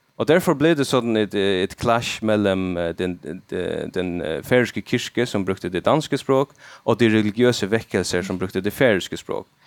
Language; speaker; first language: Swedish; non-native, learner; Faroese